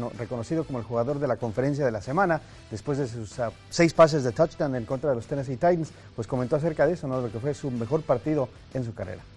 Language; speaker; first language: Spanish; native; Spanish